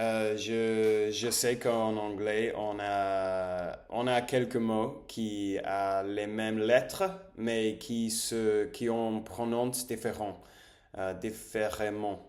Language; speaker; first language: French; non-native, learner; English